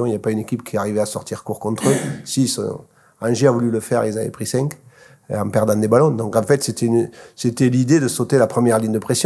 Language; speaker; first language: French; native; French